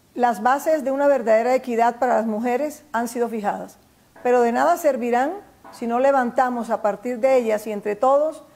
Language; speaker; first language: Spanish; native; Spanish